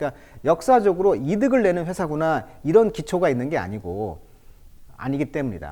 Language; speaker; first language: Korean; native; Korean